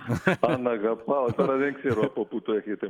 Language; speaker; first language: Greek; non-native, fluent; Russian